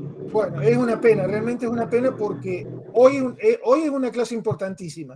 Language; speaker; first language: Spanish; native; Spanish